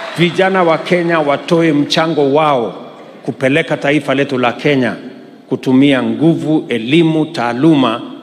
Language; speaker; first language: Swahili; non-native, local second language; Kalenjin